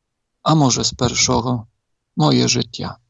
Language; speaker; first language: Polish; non-native, learner; Ukrainian